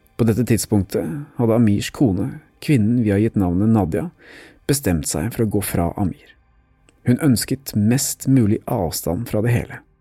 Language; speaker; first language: Norwegian; native; Norwegian